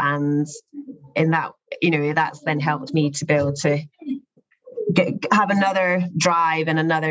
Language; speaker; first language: English; native; English